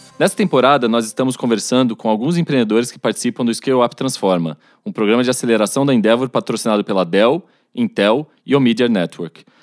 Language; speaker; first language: Portuguese; native; Portuguese